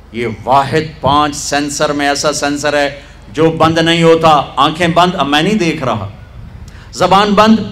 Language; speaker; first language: Urdu; non-native, local second language; Punjabi